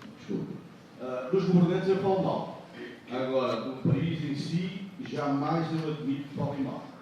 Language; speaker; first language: Portuguese; native; Portuguese